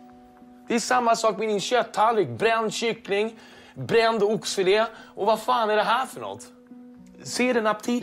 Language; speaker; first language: Swedish; native; Swedish